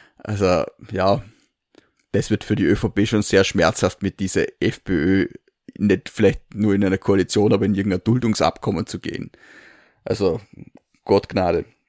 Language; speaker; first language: German; native; German